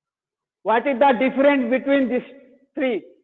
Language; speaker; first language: English; non-native, learner; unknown